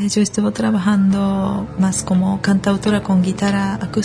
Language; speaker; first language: Spanish; non-native, learner; Japanese